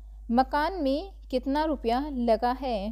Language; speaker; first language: Hindi; native; Hindi